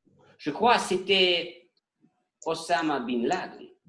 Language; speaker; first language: French; non-native, learner; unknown